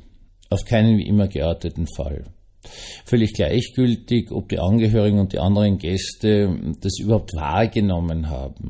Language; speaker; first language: German; native; German